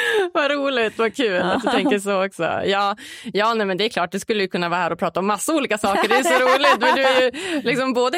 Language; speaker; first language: Swedish; native; Swedish